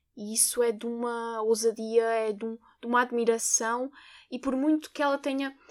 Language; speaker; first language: Portuguese; native; Portuguese